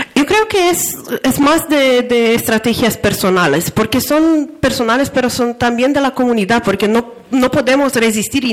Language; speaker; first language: Spanish; non-native, fluent; Romanian